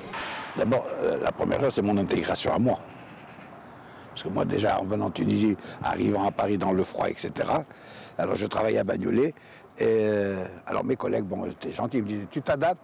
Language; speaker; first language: French; non-native, local second language; Arabic